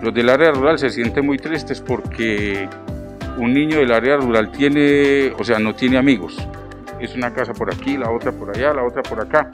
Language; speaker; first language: Spanish; native; Spanish